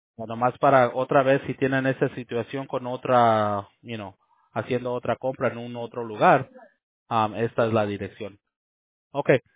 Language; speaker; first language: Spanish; early bilingual, heritage; Spanish